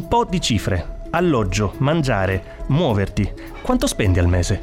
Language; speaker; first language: Italian; native; Italian